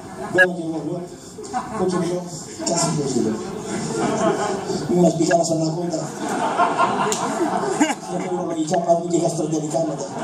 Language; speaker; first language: Greek; native; Greek